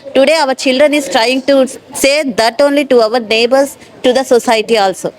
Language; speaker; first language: English; non-native, local second language; Telugu